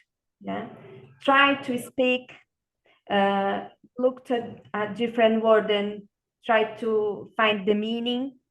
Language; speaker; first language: English; non-native, learner; Portuguese